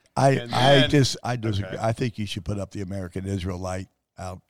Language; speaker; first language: English; native; English